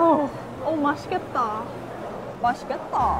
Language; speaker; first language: Korean; non-native, learner; English